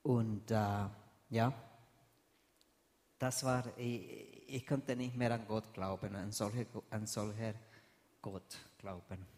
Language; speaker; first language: German; non-native, fluent; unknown